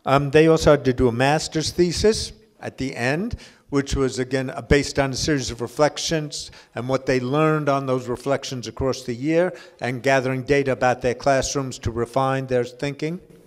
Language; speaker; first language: English; native; English